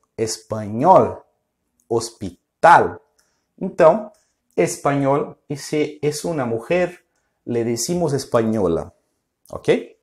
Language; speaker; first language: Portuguese; non-native, fluent; Spanish